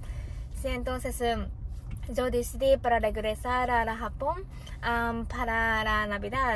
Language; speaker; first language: Spanish; non-native, fluent; Japanese